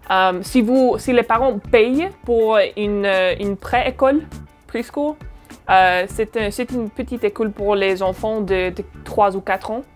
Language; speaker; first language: French; non-native, fluent; English